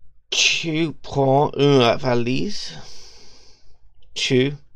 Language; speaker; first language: French; non-native, learner; English